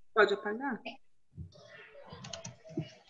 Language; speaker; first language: Portuguese; native; Portuguese